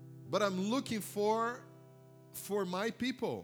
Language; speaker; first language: English; non-native, fluent; Portuguese